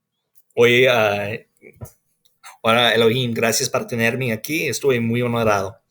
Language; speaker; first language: Spanish; non-native, fluent; English